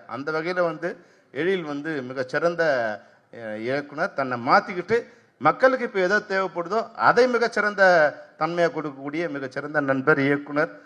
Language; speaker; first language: Tamil; native; Tamil